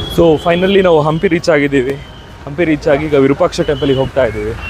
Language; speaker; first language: Kannada; native; Kannada